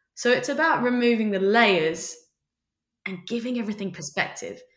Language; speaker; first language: English; native; English